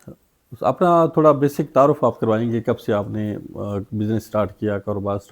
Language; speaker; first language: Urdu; non-native, local second language; Punjabi